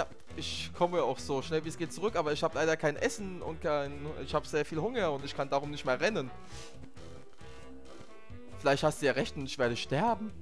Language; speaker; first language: German; native; German